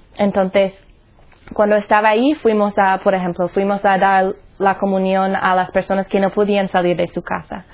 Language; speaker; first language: Spanish; non-native, fluent; English